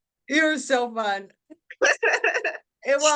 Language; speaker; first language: English; native; English